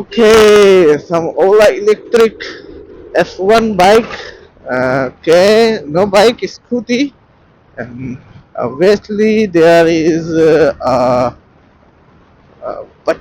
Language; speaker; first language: English; non-native, local second language; Bangla